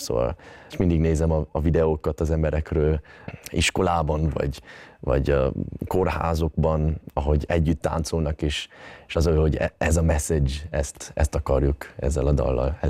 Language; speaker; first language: Hungarian; early bilingual, other home language; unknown